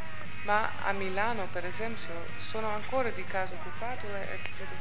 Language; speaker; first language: Italian; non-native, learner; Dutch